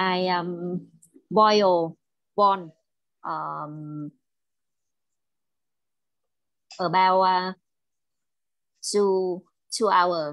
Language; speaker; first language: English; non-native, learner; Vietnamese